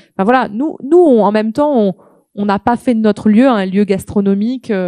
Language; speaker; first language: French; native; French